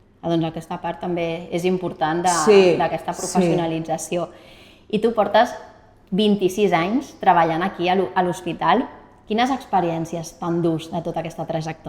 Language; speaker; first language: Catalan; native; Catalan